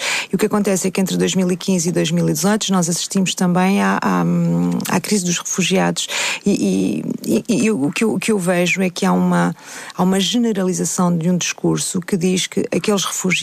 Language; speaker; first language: Portuguese; native; Portuguese